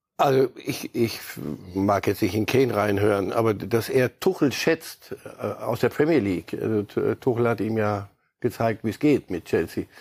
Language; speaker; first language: German; native; German